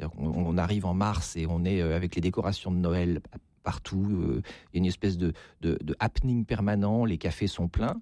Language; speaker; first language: French; native; French